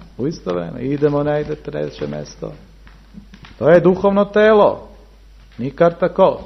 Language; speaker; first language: Serbian; early bilingual, heritage; Serbian